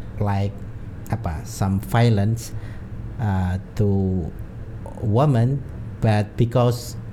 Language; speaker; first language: English; non-native, learner; Indonesian